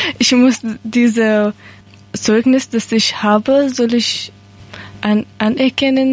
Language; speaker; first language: German; non-native, learner; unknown